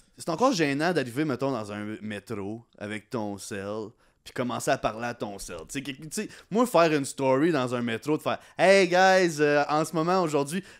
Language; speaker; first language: French; native; French